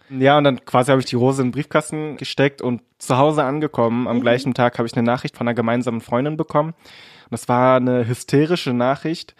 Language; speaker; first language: German; early bilingual, other home language; Vietnamese